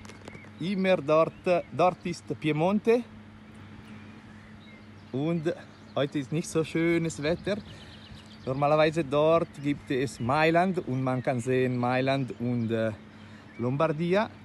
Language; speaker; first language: German; non-native, local second language; Italian